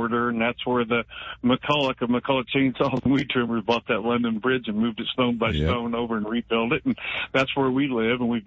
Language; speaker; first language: English; native; English